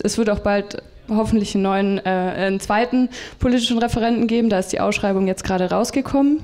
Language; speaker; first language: German; native; German